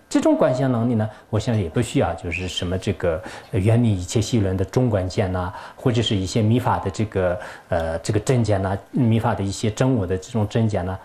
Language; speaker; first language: Chinese; non-native, local second language; Tibetan